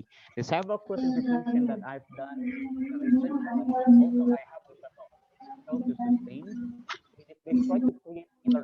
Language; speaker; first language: English; non-native, fluent; Indonesian